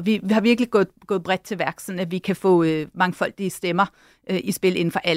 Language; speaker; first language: Danish; native; Danish